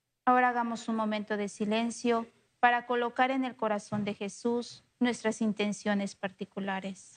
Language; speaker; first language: Spanish; native; Spanish